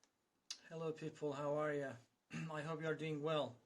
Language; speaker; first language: English; non-native, fluent; Persian